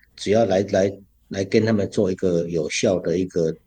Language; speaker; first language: Chinese; native; Chinese